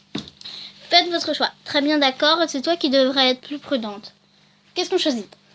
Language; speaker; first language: French; native; French